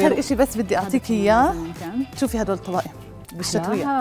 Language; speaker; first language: Arabic; native; Arabic